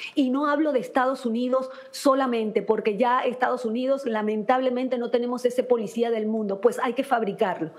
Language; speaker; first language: Spanish; native; Spanish